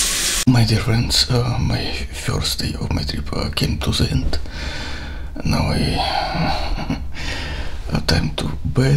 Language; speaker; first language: English; non-native, learner; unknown